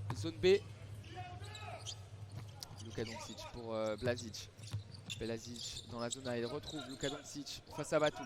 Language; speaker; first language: French; native; French